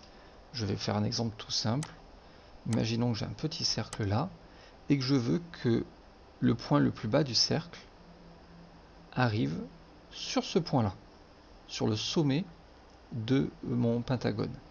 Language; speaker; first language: French; native; French